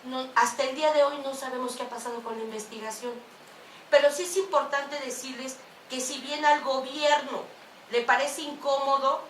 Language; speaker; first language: Spanish; native; Spanish